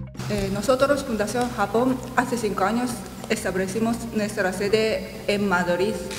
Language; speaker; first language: Spanish; non-native, learner; Japanese